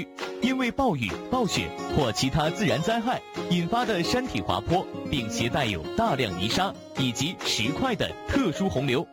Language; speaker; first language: Chinese; native; Chinese